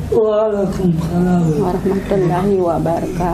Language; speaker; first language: Indonesian; non-native, local second language; Sasak